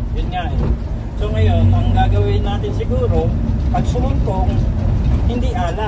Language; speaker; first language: Filipino; native; Filipino